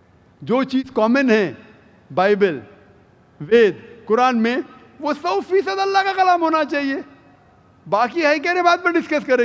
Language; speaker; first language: Hindi; native; Hindi